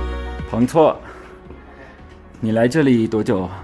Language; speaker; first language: Chinese; non-native, fluent; English